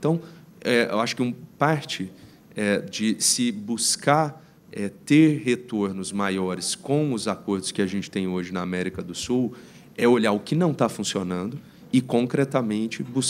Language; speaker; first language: Portuguese; native; Portuguese